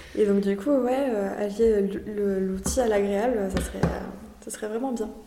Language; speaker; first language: French; early bilingual, other home language; Spanish